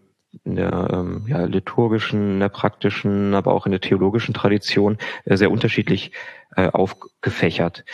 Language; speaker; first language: German; native; German